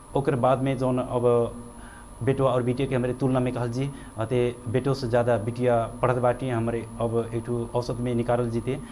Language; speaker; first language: Bhojpuri; non-native, local second language; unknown